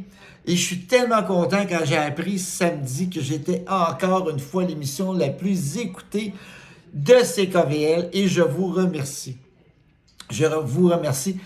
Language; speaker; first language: French; native; French